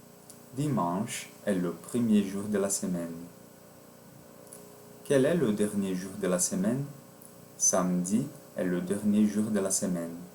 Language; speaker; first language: French; non-native, fluent; Portuguese